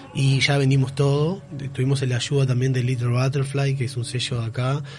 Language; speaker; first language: Spanish; native; Spanish